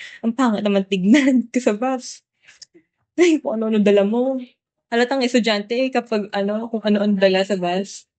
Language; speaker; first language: Filipino; native; Filipino